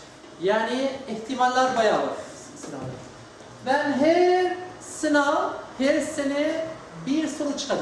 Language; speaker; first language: Turkish; non-native, learner; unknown